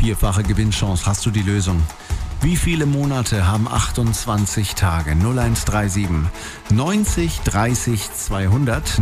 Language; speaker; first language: German; native; German